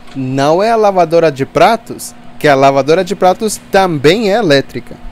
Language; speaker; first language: Portuguese; non-native, fluent; English